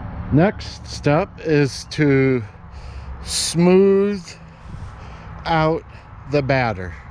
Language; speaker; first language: English; native; English